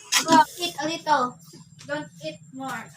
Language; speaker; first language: English; non-native, local second language; Cebuano